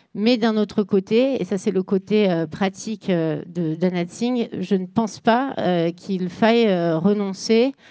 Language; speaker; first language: French; native; French